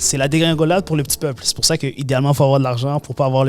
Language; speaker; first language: French; native; French